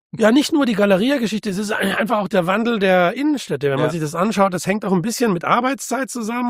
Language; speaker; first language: German; native; German